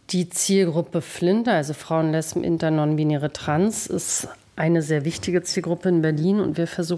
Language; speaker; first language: German; native; German